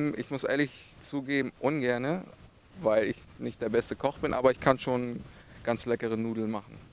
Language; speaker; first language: German; early bilingual, other home language; Russian